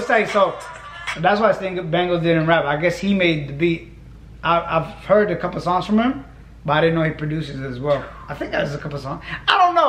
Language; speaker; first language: English; native; English